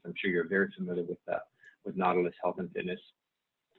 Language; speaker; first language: English; non-native, fluent; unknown